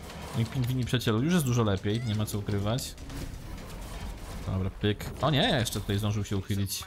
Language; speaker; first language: Polish; native; Polish